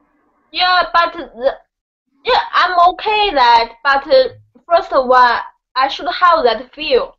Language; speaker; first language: English; non-native, learner; Chinese